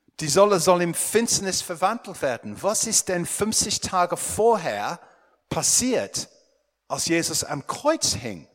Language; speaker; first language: German; non-native, fluent; English